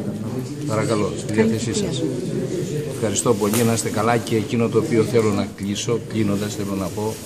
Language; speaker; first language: Greek; native; Greek